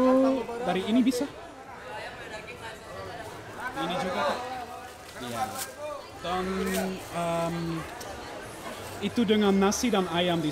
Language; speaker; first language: Indonesian; non-native, fluent; Dutch